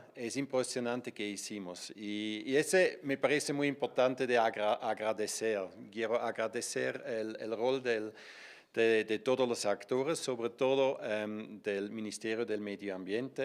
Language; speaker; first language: Spanish; non-native, fluent; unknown